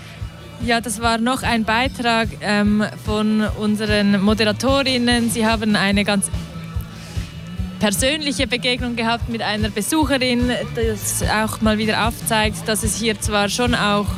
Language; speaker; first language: German; native; German